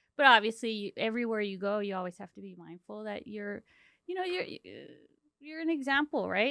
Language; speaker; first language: English; early bilingual, other home language; Spanish